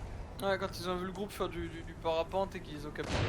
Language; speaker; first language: French; native; French